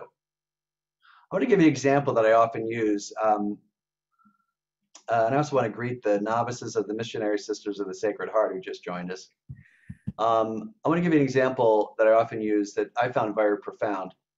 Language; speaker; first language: English; native; English